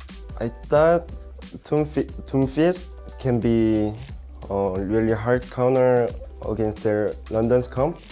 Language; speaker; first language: English; non-native, learner; Korean